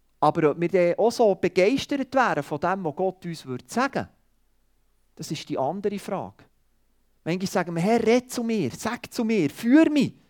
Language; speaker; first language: German; non-native, fluent; Swiss German